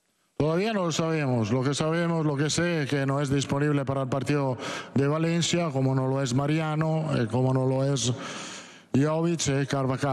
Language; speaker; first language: Spanish; non-native, fluent; Italian